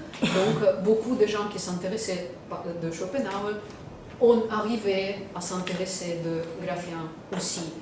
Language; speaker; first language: French; non-native, fluent; Russian